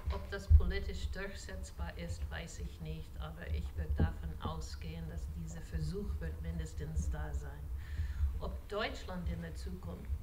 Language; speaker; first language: German; non-native, fluent; English